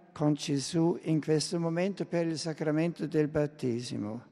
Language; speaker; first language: Italian; non-native, fluent; German